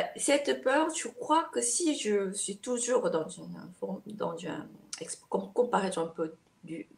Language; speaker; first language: French; non-native, fluent; Korean